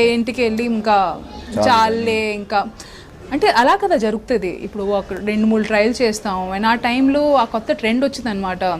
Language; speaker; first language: Telugu; non-native, local second language; Odia